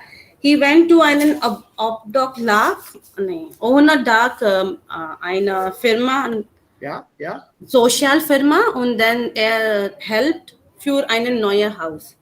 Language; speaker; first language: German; non-native, learner; Hindi